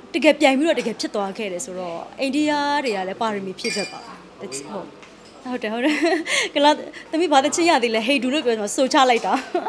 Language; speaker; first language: Burmese; native; Burmese